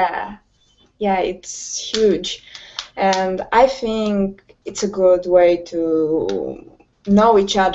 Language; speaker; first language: English; non-native, learner; Romanian